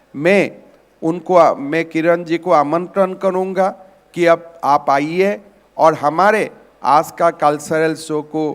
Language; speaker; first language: Hindi; non-native, local second language; Assamese